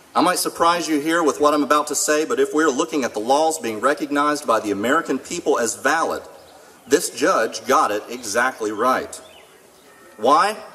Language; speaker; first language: English; native; English